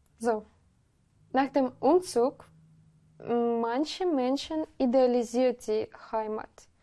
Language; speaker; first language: German; non-native, learner; Ukrainian